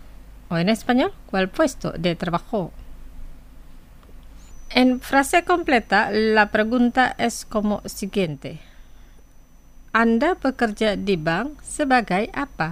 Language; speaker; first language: Spanish; non-native, fluent; Indonesian